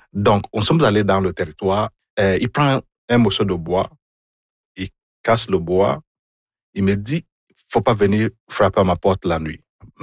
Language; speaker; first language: French; non-native, fluent; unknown